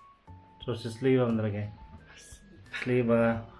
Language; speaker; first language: Russian; non-native, learner; Filipino